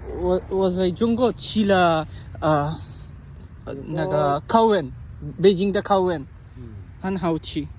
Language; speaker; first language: Chinese; non-native, learner; Bangla